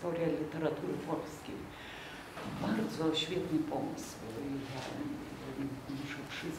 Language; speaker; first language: Polish; non-native, fluent; Lithuanian